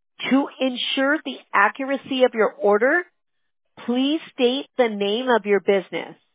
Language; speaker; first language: English; early bilingual, other home language; Spanish